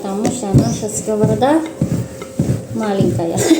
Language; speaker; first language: Russian; non-native, learner; Filipino